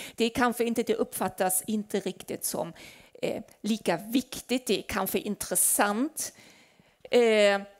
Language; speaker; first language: Swedish; non-native, fluent; German